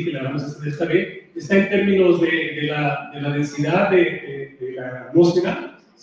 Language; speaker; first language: Spanish; native; Spanish